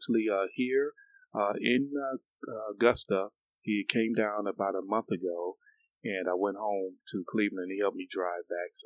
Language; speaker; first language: English; native; English